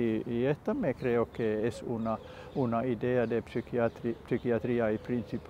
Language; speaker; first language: Spanish; non-native, learner; Finnish